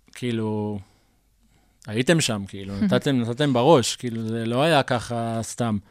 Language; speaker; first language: Hebrew; native; Hebrew